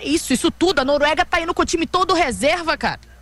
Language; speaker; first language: Portuguese; native; Portuguese